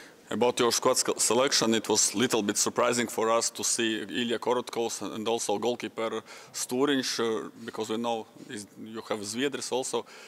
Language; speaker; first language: English; non-native, fluent; Latvian